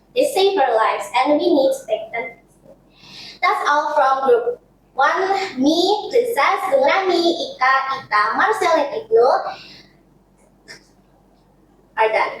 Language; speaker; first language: English; non-native, learner; Indonesian